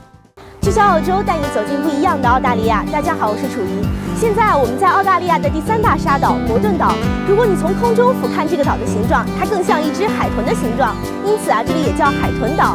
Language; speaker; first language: Chinese; native; Chinese